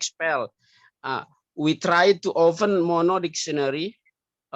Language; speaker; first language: English; non-native, learner; Indonesian